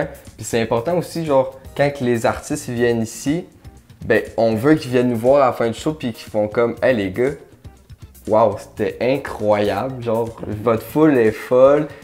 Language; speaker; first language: French; native; French